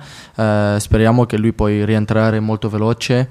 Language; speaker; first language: Italian; non-native, fluent; French